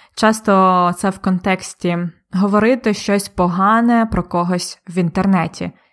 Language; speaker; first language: Ukrainian; native; Ukrainian